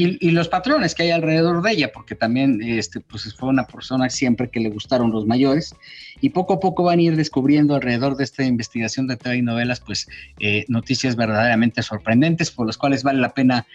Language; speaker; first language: Spanish; native; Spanish